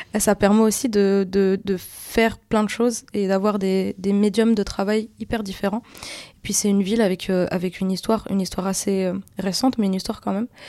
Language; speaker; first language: French; non-native, local second language; Arabic